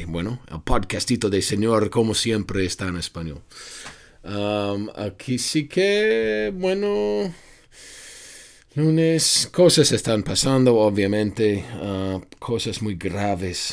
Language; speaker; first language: Spanish; non-native, fluent; English